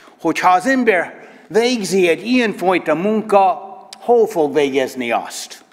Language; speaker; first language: Hungarian; non-native, learner; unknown